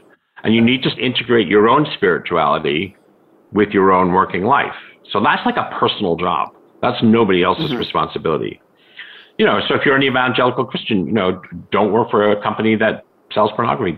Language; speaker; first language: English; native; English